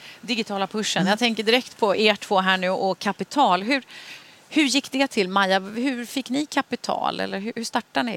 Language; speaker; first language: Swedish; native; Swedish